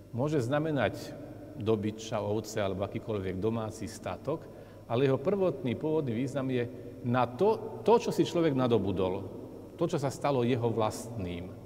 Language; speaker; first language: Slovak; native; Slovak